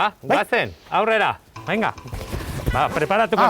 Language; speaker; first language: Basque; non-native, local second language; Spanish